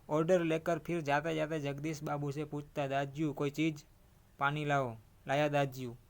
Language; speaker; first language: Hindi; non-native, local second language; Gujarati